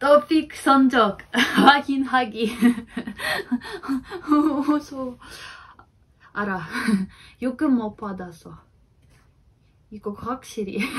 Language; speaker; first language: Korean; non-native, learner; Ukrainian